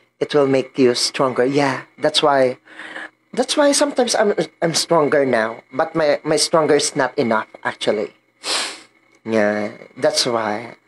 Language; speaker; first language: English; non-native, learner; Filipino